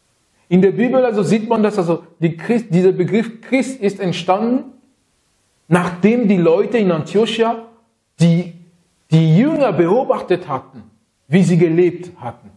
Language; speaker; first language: German; non-native, fluent; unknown